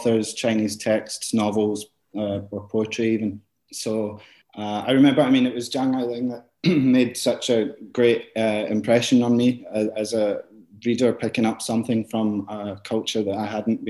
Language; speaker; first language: English; native; English